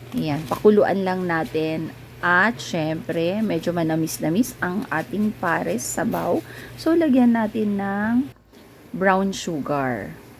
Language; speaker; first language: Filipino; non-native, local second language; Iloko